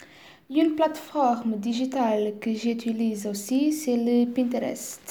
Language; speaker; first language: French; non-native, learner; Portuguese